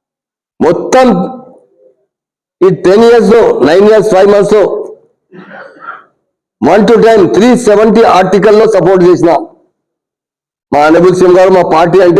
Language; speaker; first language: Telugu; non-native, local second language; Urdu